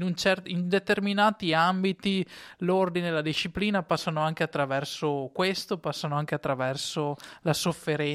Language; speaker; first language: Italian; native; Italian